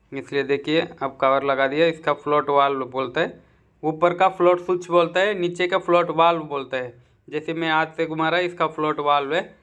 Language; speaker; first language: Hindi; non-native, local second language; Tamil